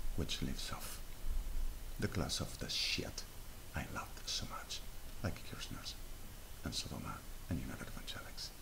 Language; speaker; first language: English; non-native, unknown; Spanish